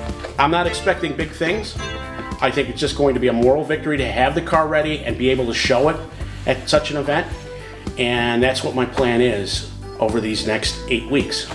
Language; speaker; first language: English; native; English